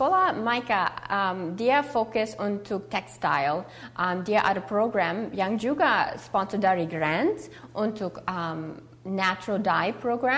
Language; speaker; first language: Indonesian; early bilingual, heritage; English